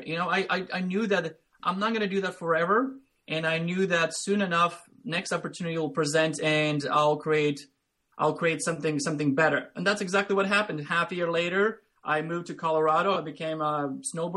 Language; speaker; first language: English; non-native, fluent; Latvian